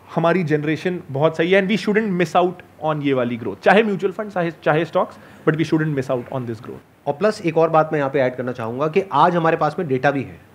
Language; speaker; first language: Hindi; native; Hindi